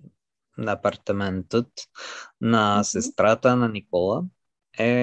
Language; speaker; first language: Bulgarian; non-native, learner; French